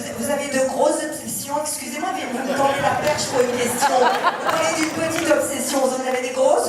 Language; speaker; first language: French; native; French